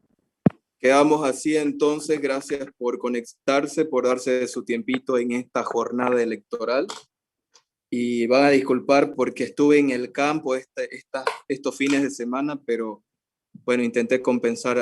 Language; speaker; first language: Spanish; native; Spanish